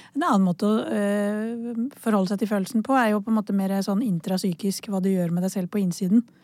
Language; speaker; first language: Norwegian; early bilingual, other home language; Urdu